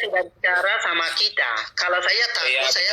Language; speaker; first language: Indonesian; non-native, learner; Rohingya